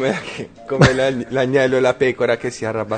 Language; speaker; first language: Italian; native; Italian